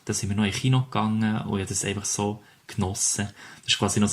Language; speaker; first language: German; native; German